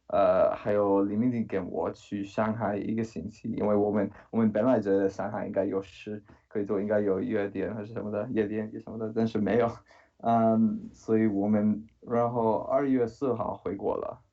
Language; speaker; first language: Chinese; non-native, fluent; English